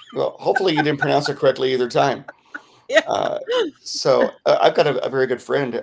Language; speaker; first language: English; native; English